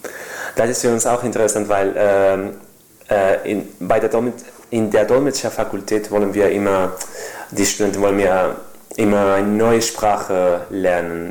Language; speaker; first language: German; non-native, learner; Spanish